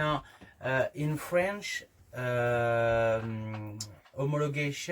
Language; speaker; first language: English; non-native, learner; French